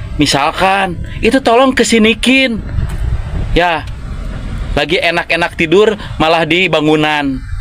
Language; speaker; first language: Indonesian; non-native, local second language; Sundanese